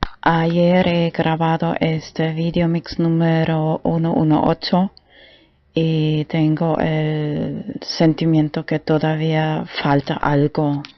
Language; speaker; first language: Spanish; non-native, fluent; German